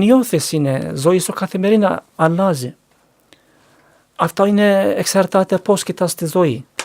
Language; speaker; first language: Greek; non-native, learner; Turkish